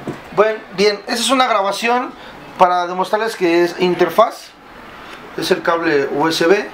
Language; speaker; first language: Spanish; native; Spanish